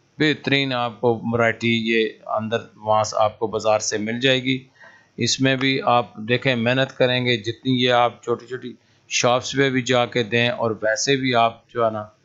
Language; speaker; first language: Urdu; non-native, local second language; Punjabi